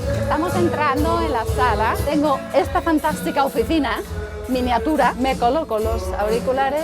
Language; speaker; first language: Spanish; native; Spanish